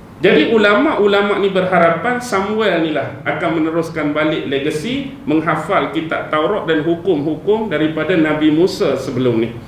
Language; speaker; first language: Malay; native; Malay